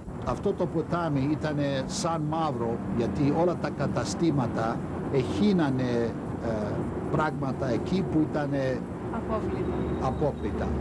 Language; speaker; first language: Greek; early bilingual, heritage; Greek